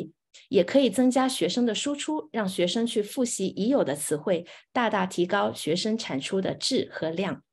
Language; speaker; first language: Chinese; native; Chinese